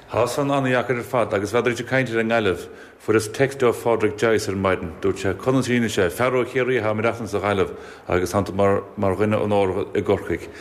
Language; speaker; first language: Irish; native; Irish